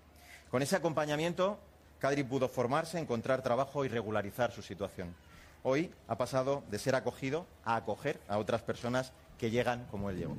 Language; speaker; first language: Spanish; native; Spanish